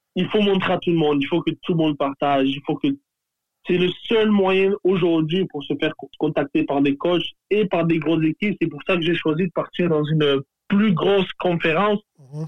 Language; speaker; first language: French; native; French